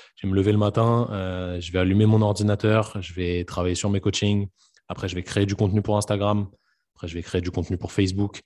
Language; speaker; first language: French; native; French